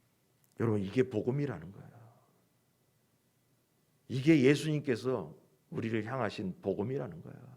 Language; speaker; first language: Korean; native; Korean